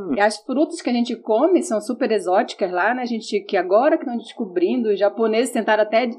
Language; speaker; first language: Portuguese; native; Portuguese